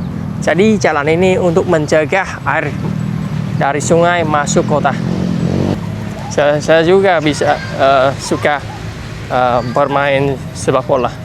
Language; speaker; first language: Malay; non-native, fluent; Vietnamese